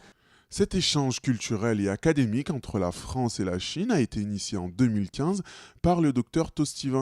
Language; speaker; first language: French; native; French